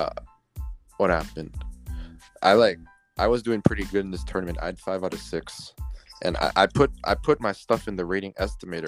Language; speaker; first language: English; native; English